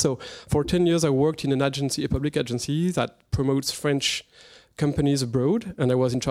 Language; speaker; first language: English; non-native, fluent; French